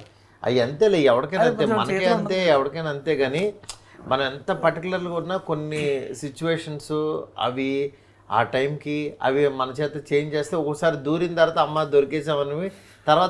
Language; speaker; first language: Telugu; native; Telugu